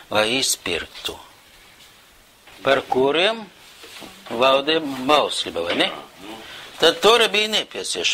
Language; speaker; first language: Latvian; non-native, local second language; Russian